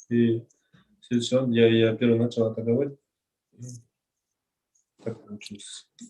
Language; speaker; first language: Russian; non-native, learner; Kazakh